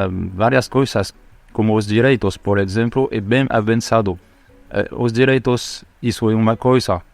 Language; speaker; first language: Portuguese; non-native, fluent; French